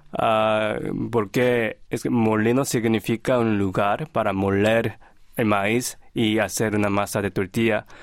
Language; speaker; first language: Spanish; non-native, fluent; Korean